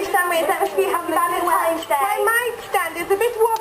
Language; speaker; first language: English; native; English